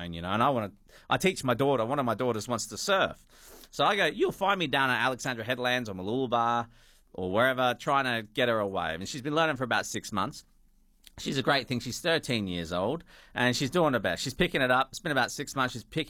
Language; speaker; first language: English; native; English